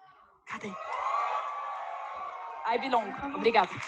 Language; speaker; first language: Portuguese; non-native, fluent; Arabic